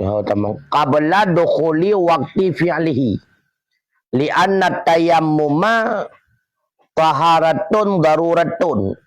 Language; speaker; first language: Arabic; non-native, fluent; Achinese